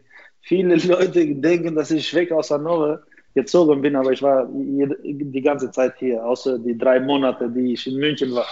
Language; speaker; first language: German; non-native, fluent; Albanian